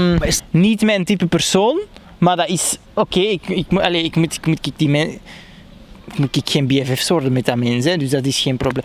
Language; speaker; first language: Dutch; native; Dutch